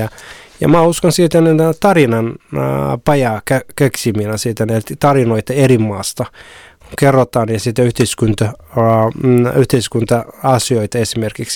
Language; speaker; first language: Finnish; non-native, fluent; Somali